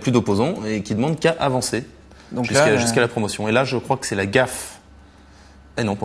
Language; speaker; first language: French; native; French